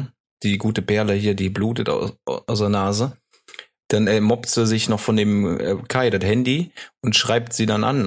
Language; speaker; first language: German; native; German